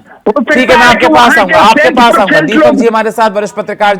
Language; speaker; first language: Hindi; native; Hindi